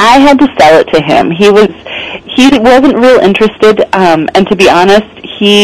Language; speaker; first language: English; native; English